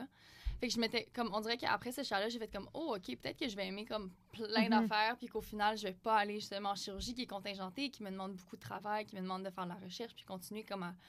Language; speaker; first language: French; native; French